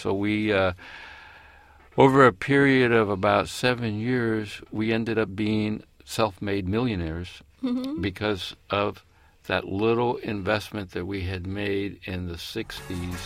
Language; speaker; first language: English; early bilingual, other home language; Spanish